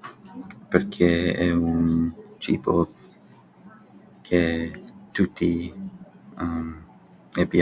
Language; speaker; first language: Italian; non-native, learner; English